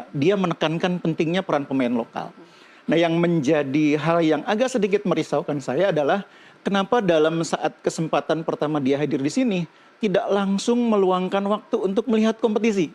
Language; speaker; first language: Indonesian; native; Indonesian